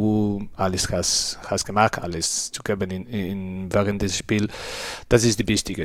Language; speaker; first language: German; non-native, learner; Spanish